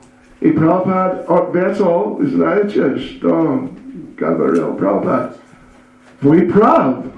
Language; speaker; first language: Russian; non-native, learner; English